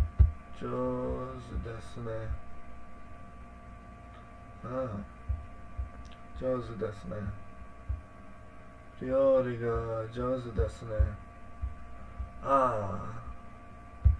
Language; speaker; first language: Japanese; non-native, learner; English